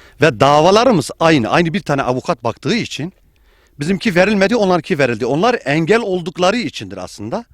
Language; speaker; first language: Turkish; non-native, local second language; Kurdish